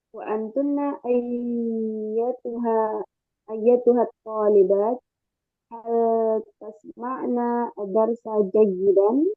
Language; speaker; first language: Arabic; non-native, learner; Indonesian